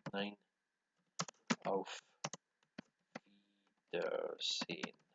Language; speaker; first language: German; non-native, learner; English